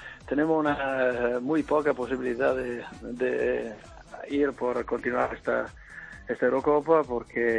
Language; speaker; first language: Spanish; non-native, fluent; Italian